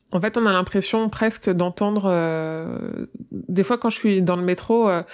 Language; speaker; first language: French; native; French